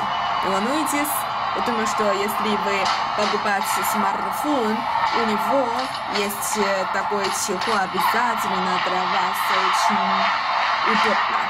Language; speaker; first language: Russian; non-native, learner; Chinese